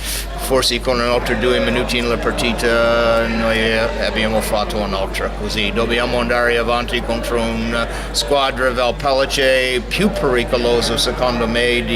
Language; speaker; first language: Italian; non-native, learner; English